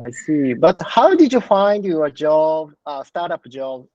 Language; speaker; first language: English; non-native, learner; Japanese